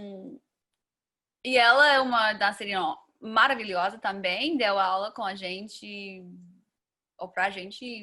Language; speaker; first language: Portuguese; non-native, fluent; English